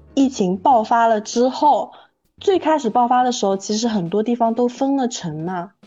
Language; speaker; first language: Chinese; native; Chinese